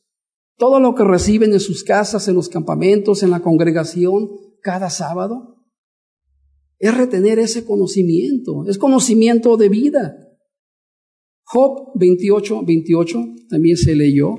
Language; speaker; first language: Spanish; native; Spanish